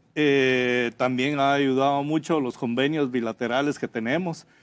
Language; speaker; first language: Spanish; native; Spanish